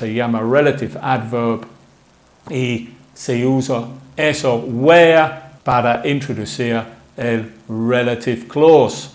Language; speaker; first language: Spanish; non-native, fluent; English